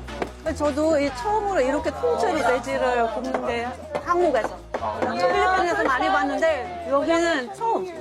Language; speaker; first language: Korean; non-native, fluent; Filipino